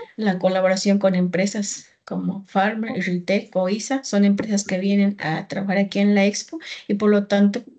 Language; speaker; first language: Spanish; native; Spanish